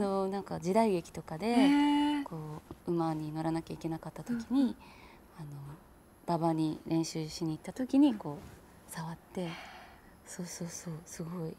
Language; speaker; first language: Japanese; native; Japanese